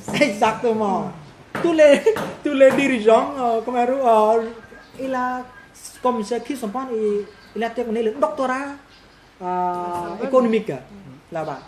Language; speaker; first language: French; non-native, fluent; Khmer